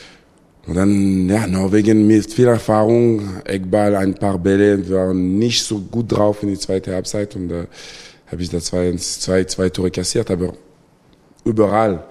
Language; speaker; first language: German; non-native, local second language; French